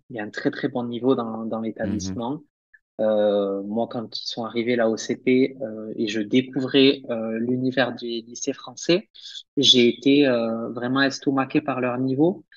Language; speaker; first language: French; native; French